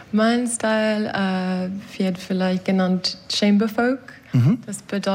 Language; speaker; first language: German; non-native, learner; English